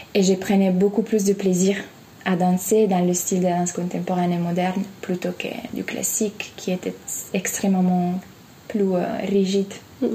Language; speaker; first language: French; non-native, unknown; Italian